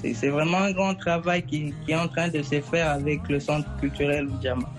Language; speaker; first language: French; non-native, local second language; Swahili